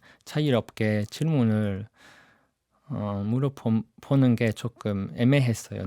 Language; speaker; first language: Korean; non-native, fluent; English